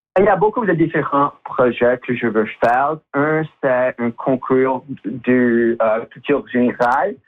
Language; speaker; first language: French; non-native, local second language; English